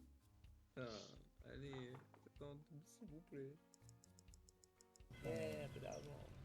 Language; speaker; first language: French; native; French